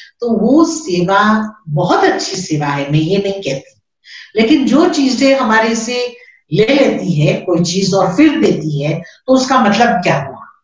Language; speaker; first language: Hindi; non-native, local second language; Gujarati